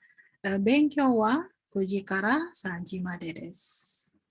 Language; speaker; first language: Japanese; non-native, learner; Indonesian